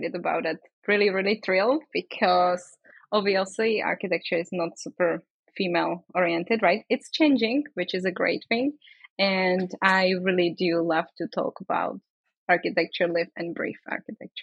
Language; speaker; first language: English; non-native, fluent; Czech